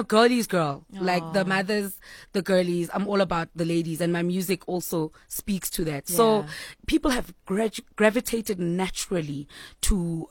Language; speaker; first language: English; non-native, local second language; Xhosa